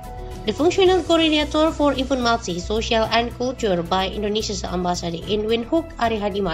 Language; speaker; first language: Dutch; non-native, local second language; Indonesian